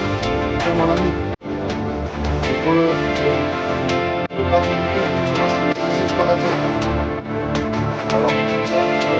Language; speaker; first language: French; native; French